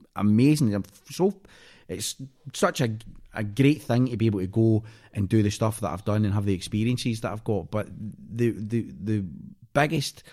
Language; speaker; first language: English; native; English